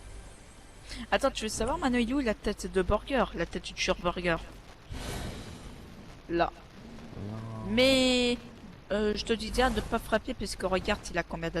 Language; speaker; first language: French; native; French